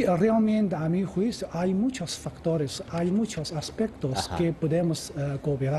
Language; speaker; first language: Spanish; non-native, fluent; Chinese